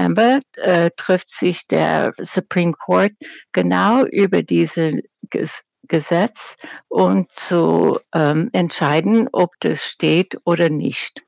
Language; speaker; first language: German; non-native, fluent; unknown